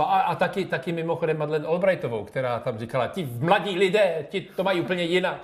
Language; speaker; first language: Czech; native; Czech